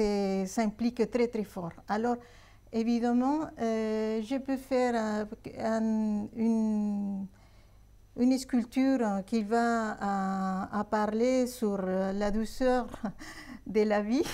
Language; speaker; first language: French; non-native, fluent; Spanish